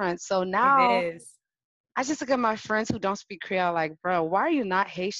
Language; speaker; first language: English; early bilingual, other home language; French